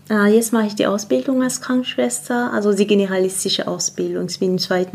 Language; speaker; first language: German; non-native, fluent; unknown